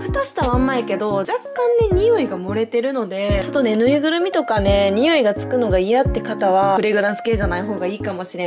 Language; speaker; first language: Japanese; native; Japanese